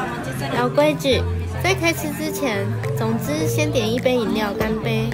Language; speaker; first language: Chinese; native; Chinese